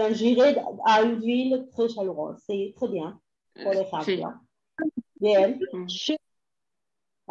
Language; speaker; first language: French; non-native, fluent; Spanish